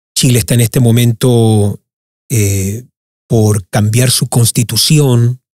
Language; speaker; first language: Spanish; early bilingual, heritage; Spanish